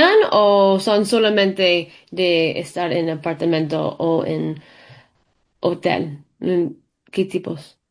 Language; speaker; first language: Spanish; non-native, learner; English